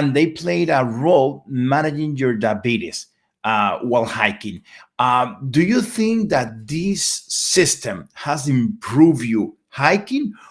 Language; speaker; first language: English; non-native, fluent; Spanish